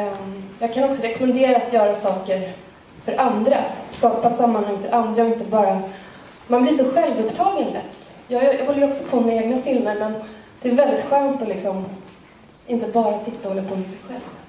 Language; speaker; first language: Swedish; native; Swedish